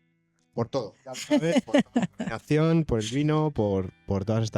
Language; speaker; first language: Spanish; native; Spanish